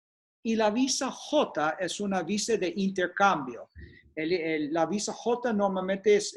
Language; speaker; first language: Spanish; non-native, fluent; English